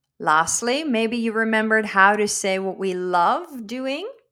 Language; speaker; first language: English; non-native, fluent; Dutch